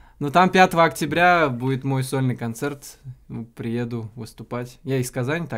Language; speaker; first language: Russian; native; Russian